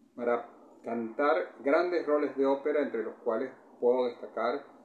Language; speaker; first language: Spanish; native; Spanish